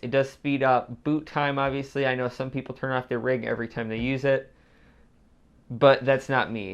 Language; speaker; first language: English; native; English